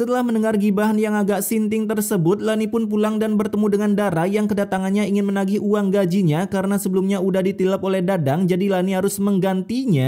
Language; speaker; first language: Indonesian; native; Indonesian